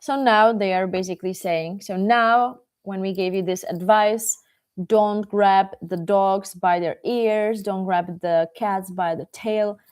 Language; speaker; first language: English; non-native, fluent; Czech